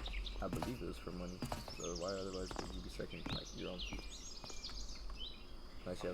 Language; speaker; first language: English; native; English